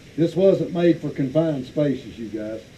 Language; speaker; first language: English; native; English